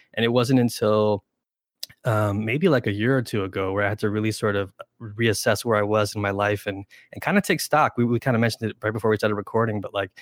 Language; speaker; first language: English; early bilingual, other home language; Spanish